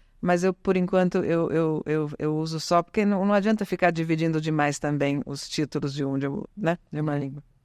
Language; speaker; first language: Portuguese; early bilingual, other home language; Italian